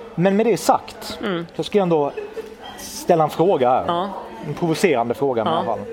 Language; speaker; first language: Swedish; early bilingual, other home language; Italian